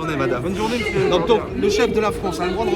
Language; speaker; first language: French; native; French